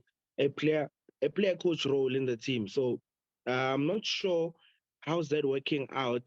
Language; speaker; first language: English; non-native, local second language; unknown